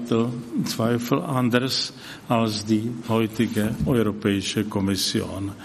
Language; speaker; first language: German; non-native, fluent; Czech